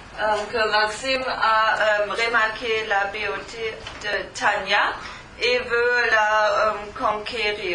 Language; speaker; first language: French; non-native, learner; German